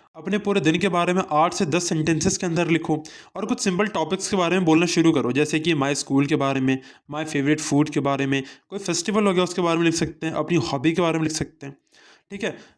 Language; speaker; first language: Hindi; native; Hindi